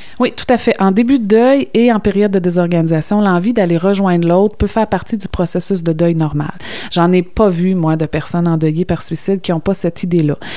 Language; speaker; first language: French; native; French